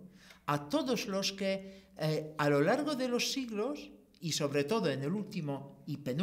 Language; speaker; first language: Spanish; non-native, fluent; Polish